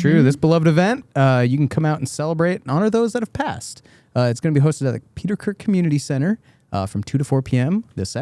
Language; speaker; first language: English; native; English